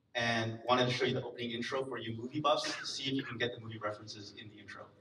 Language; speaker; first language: English; native; English